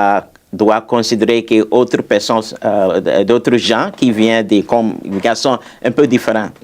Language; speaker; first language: French; non-native, fluent; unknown